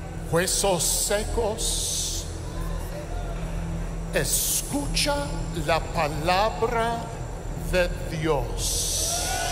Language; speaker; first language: Spanish; non-native, learner; English